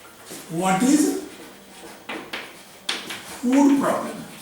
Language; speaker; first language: English; non-native, local second language; Hindi